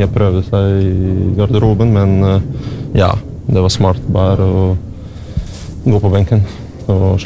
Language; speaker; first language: Norwegian; non-native, learner; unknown